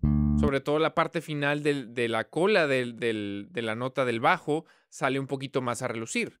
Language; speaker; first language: Spanish; native; Spanish